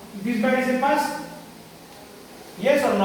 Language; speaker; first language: English; non-native, learner; Spanish